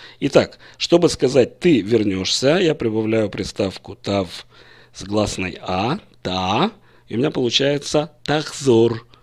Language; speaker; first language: Russian; native; Russian